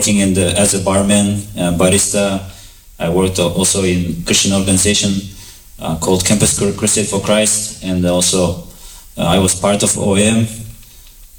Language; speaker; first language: English; non-native, fluent; Kazakh